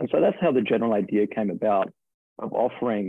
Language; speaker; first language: English; native; English